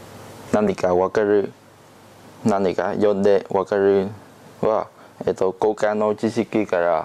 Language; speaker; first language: Japanese; non-native, learner; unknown